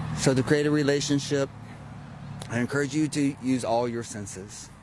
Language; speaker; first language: English; native; English